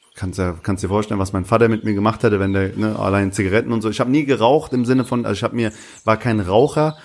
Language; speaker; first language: German; early bilingual, other home language; Turkish